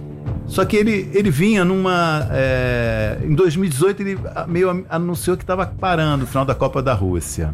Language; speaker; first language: Portuguese; native; Portuguese